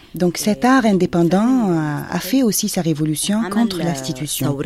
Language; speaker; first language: French; non-native, fluent; Arabic